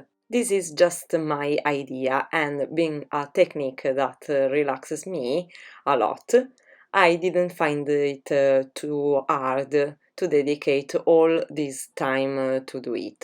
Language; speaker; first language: English; non-native, fluent; Italian